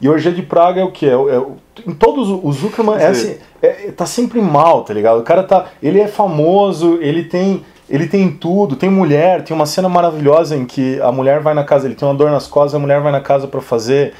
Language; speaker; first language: Portuguese; native; Portuguese